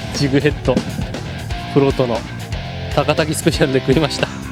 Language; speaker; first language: Japanese; native; Japanese